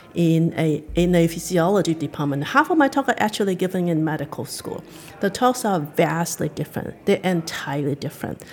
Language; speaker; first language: English; non-native, local second language; Cantonese